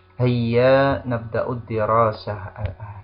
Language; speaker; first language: Arabic; non-native, fluent; Indonesian